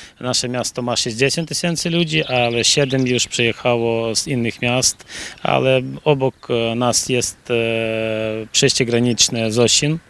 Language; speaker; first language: Polish; non-native, learner; Ukrainian